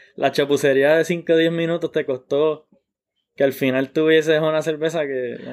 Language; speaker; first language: Spanish; native; Spanish